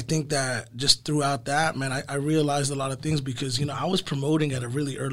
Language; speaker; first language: English; early bilingual, other home language; Spanish